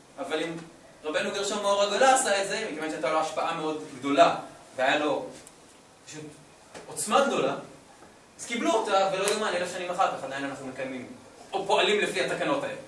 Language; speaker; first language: Hebrew; native; Hebrew